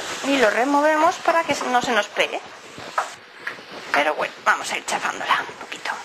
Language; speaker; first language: Spanish; native; Spanish